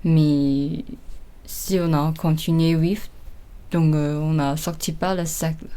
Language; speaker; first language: French; non-native, learner; Chinese